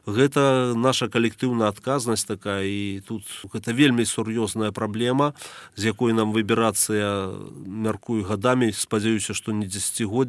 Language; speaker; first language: Belarusian; native; Belarusian